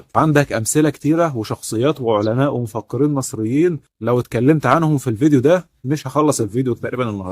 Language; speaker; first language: Arabic; native; Arabic